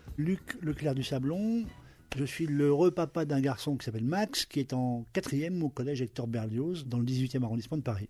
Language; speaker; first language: French; native; French